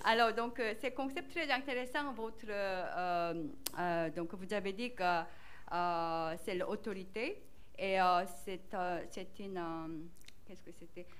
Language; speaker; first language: French; non-native, learner; Korean